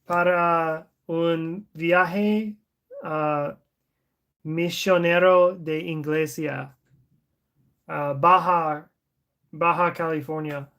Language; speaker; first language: Spanish; non-native, learner; English